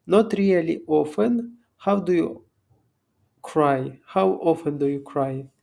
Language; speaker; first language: English; non-native, fluent; Ukrainian